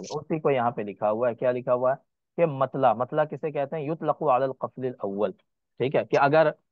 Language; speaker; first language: Hindi; native; Hindi